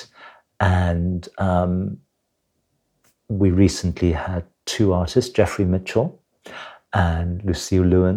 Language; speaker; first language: English; non-native, local second language; Cantonese